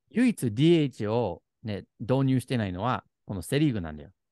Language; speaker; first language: Japanese; non-native, fluent; English